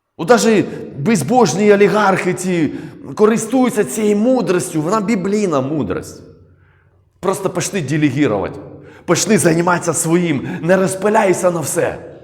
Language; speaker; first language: Ukrainian; non-native, local second language; Russian